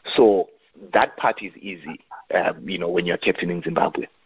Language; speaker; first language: English; non-native, local second language; Shona